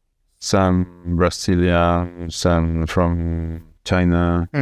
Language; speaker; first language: English; non-native, fluent; Spanish